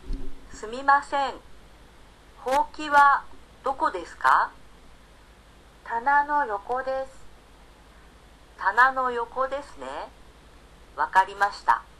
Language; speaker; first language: Japanese; non-native, learner; Indonesian